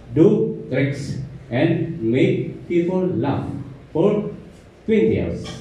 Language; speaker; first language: English; non-native, local second language; Filipino